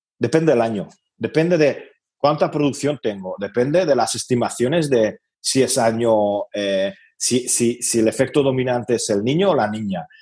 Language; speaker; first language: Spanish; non-native, fluent; Hungarian